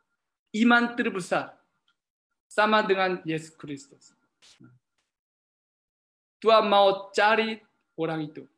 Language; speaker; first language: Indonesian; non-native, learner; Korean